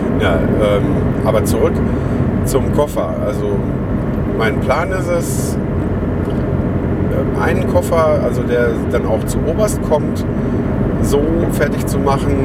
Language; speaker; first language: German; native; German